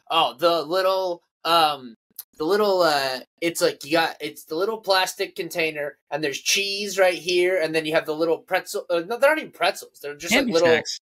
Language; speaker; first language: English; native; English